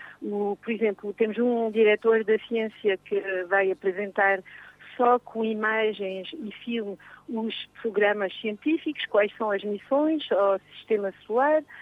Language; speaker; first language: Portuguese; native; Portuguese